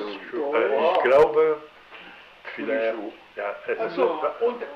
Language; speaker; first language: German; non-native, learner; French